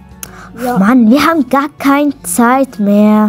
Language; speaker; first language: German; non-native, learner; Arabic